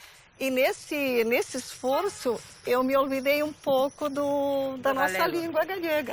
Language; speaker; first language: Portuguese; early bilingual, other home language; Galician